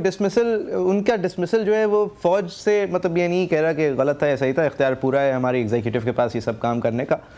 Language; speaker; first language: Urdu; native; Urdu